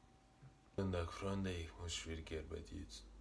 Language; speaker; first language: German; non-native, learner; Russian